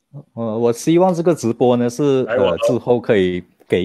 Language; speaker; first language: Chinese; native; Chinese